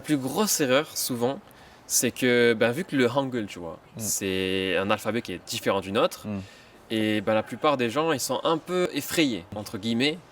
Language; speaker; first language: French; native; French